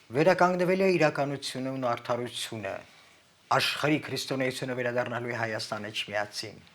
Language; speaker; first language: Armenian; native; Armenian